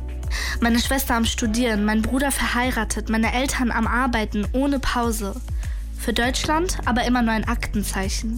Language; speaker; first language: German; early bilingual, other home language; Kurdish